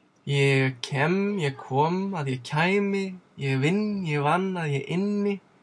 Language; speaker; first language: Icelandic; non-native, fluent; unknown